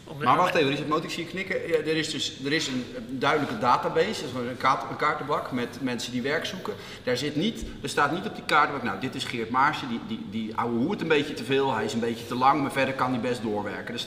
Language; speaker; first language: Dutch; native; Dutch